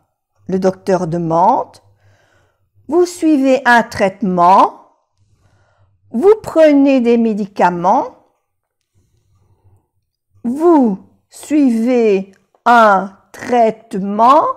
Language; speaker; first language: French; non-native, fluent; Spanish